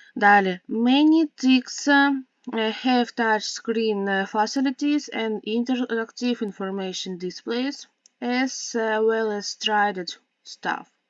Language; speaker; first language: English; non-native, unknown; Ukrainian